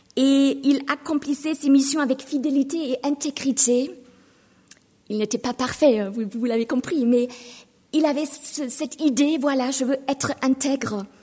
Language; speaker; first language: French; non-native, fluent; German